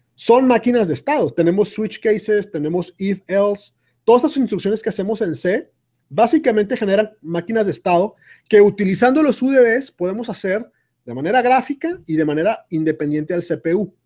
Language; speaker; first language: Spanish; native; Spanish